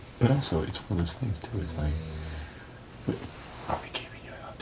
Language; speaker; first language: English; native; English